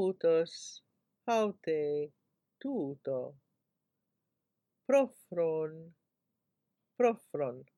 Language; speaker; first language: Greek; non-native, fluent; English